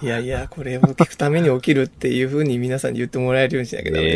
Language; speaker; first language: Japanese; native; Japanese